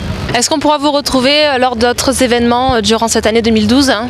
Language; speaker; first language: French; native; French